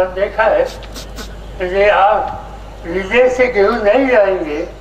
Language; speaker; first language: Hindi; non-native, local second language; Marathi